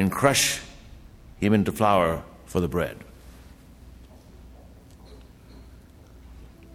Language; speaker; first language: English; native; English